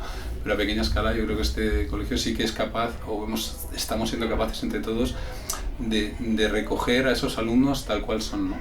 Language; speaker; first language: Spanish; native; Spanish